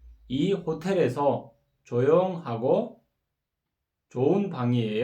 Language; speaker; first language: Korean; non-native, fluent; Kyrgyz